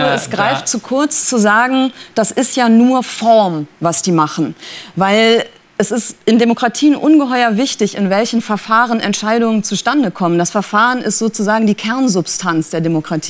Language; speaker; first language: German; native; German